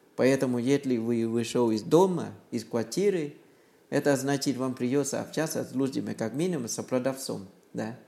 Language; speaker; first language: Russian; non-native, learner; Thai